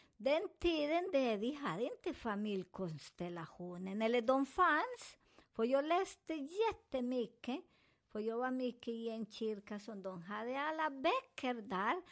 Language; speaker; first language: Swedish; non-native, learner; Spanish